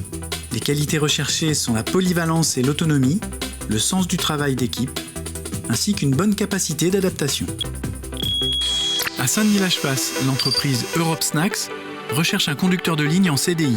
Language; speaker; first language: French; native; French